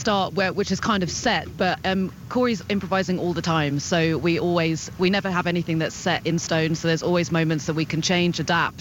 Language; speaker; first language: English; native; English